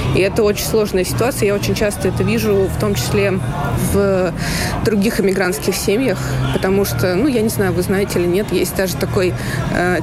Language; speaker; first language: Russian; native; Russian